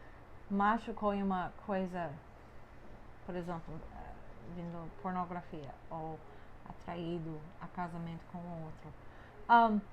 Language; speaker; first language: Portuguese; non-native, fluent; English